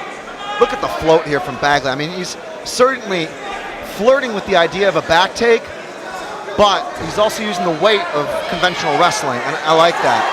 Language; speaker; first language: English; native; English